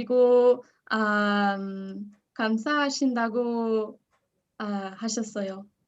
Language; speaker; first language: Korean; non-native, learner; French